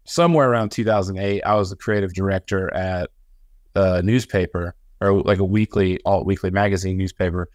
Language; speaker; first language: English; native; English